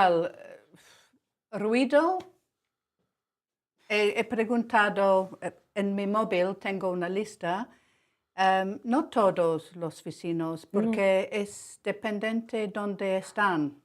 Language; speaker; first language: Spanish; non-native, learner; English